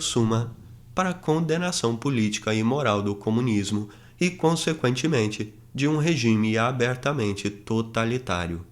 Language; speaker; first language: Portuguese; native; Portuguese